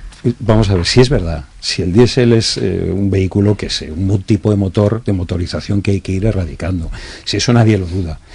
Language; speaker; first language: Spanish; native; Spanish